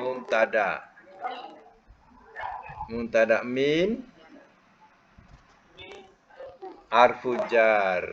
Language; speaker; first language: Arabic; non-native, fluent; Malay